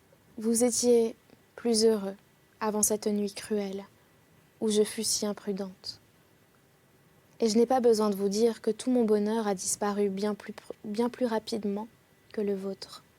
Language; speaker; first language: French; native; French